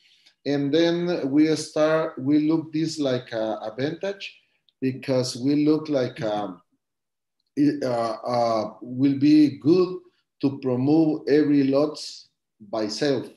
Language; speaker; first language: English; non-native, learner; Spanish